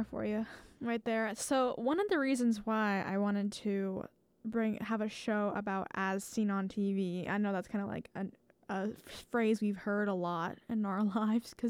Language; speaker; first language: English; native; English